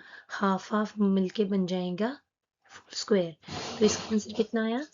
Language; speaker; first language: Hindi; native; Hindi